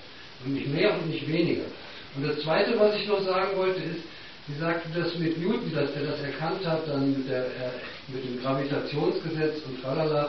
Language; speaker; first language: German; native; German